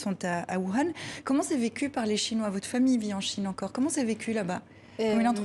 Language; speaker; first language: French; native; French